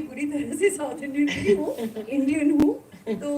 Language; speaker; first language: Hindi; non-native, local second language; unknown